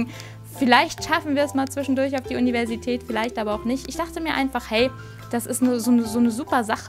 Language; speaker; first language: German; native; German